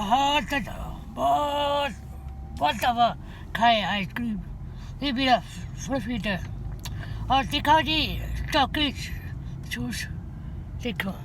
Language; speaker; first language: Hindi; non-native, learner; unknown